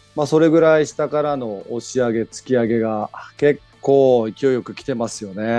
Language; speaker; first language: Japanese; native; Japanese